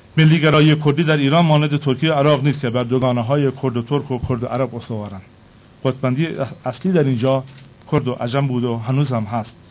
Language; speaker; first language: Persian; non-native, local second language; Kurdish